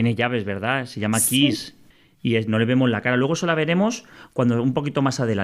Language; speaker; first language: Spanish; native; Spanish